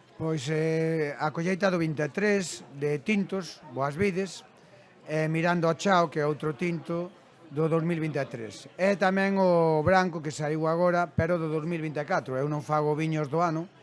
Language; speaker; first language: Galician; native; Galician